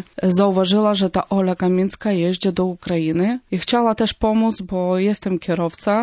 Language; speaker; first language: Polish; non-native, fluent; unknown